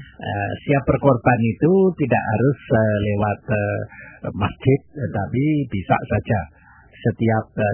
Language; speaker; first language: Indonesian; non-native, local second language; Javanese